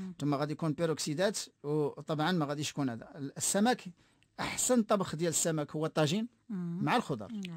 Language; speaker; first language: Arabic; native; Arabic